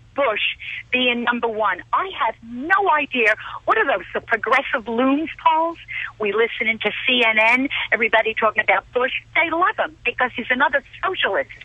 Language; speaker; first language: English; native; English